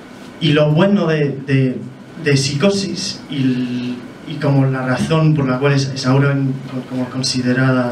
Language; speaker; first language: Spanish; non-native, fluent; English